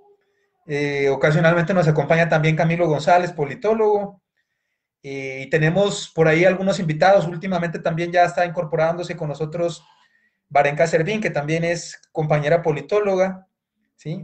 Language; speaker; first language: Spanish; native; Spanish